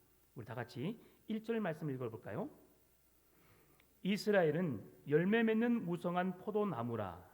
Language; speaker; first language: Korean; native; Korean